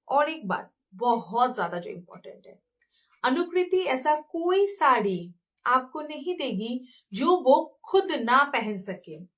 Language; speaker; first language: Hindi; non-native, local second language; Bangla